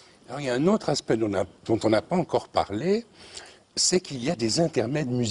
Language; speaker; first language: French; native; French